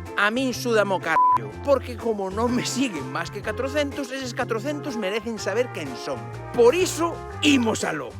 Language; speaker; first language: Galician; non-native, local second language; Spanish